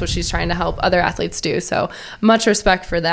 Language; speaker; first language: English; native; English